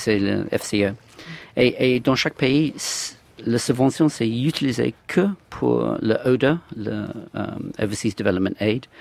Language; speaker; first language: French; non-native, fluent; English